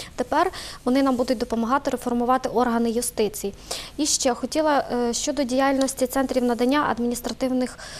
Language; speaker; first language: Ukrainian; native; Ukrainian